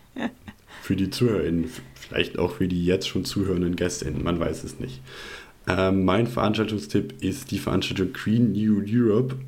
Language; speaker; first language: German; native; German